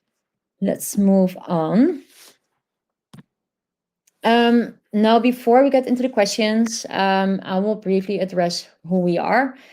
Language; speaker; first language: English; non-native, fluent; Dutch